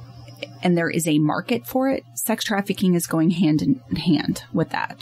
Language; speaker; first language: English; native; English